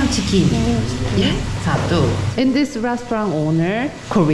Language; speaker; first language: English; non-native, learner; Korean